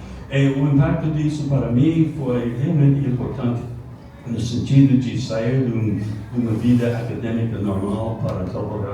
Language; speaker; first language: Portuguese; non-native, fluent; English